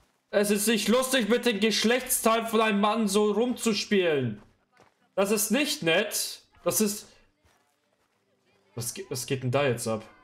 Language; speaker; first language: German; native; German